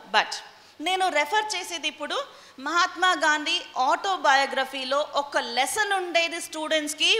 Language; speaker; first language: Telugu; non-native, local second language; Hindi